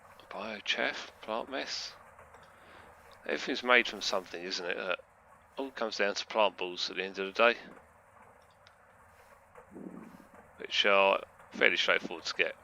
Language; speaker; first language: English; native; English